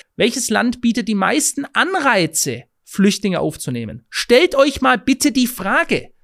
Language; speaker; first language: German; native; German